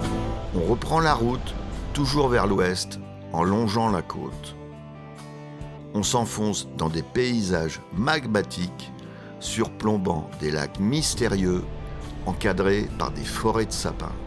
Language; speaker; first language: French; native; French